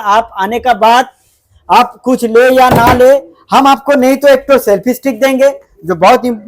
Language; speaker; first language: Hindi; non-native, local second language; Bangla